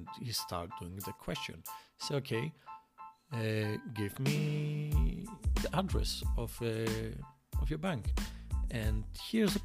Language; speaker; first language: English; non-native, fluent; Greek